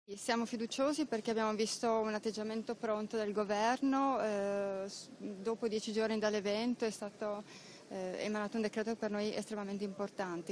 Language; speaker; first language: Italian; native; Italian